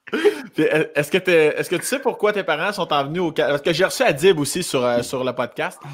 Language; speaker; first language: French; native; French